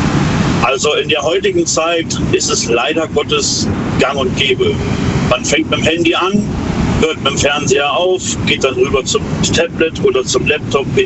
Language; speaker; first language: German; native; German